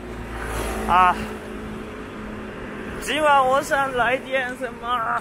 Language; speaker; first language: Chinese; non-native, fluent; Japanese